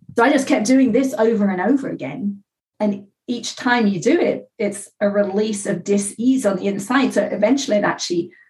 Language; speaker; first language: English; native; English